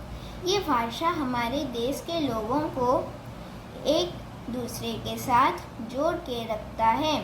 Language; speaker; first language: Hindi; non-native, local second language; Odia